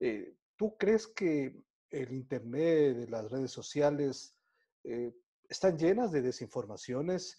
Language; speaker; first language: Spanish; native; Spanish